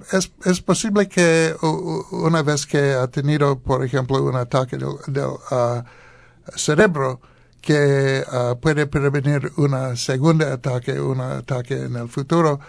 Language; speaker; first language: Spanish; non-native, learner; English